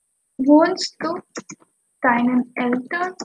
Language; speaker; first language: German; non-native, fluent; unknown